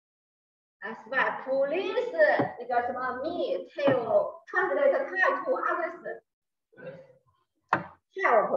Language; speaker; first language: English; non-native, learner; Chinese